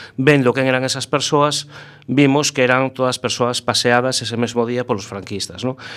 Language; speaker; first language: Galician; native; Galician